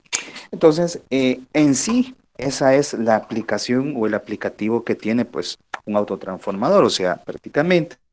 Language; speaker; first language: Spanish; native; Spanish